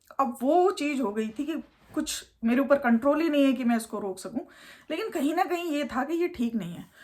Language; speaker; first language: Hindi; native; Hindi